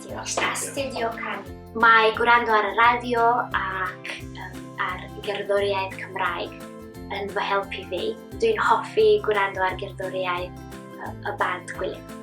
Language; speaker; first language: Welsh; non-native, learner; Romanian